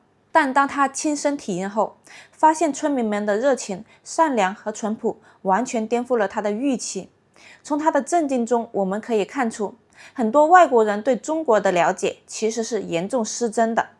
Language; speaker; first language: Chinese; native; Chinese